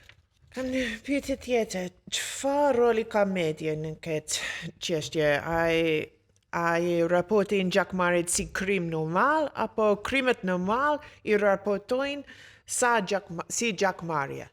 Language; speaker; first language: Albanian; non-native, learner; English